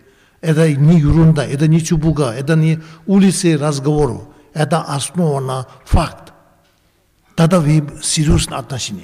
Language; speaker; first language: Russian; non-native, learner; Tibetan